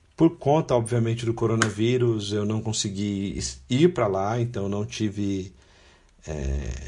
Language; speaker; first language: Portuguese; native; Portuguese